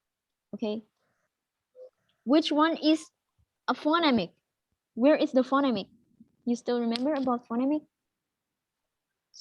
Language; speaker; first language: English; non-native, fluent; Indonesian